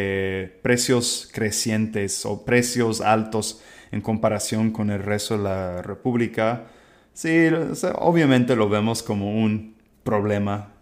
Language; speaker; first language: Spanish; non-native, fluent; English